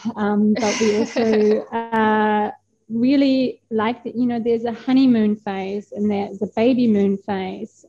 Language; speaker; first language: English; non-native, fluent; German